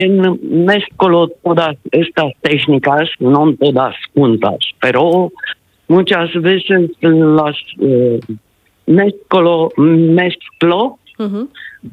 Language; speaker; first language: Spanish; non-native, learner; Italian